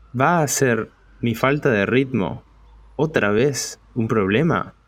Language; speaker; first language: Spanish; early bilingual, heritage; Spanish